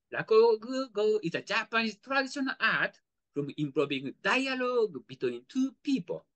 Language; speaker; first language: English; non-native, fluent; Japanese